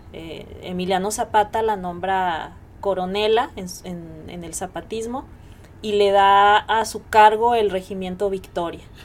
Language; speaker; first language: Spanish; native; Spanish